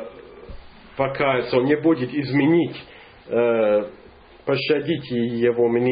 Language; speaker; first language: Russian; non-native, fluent; English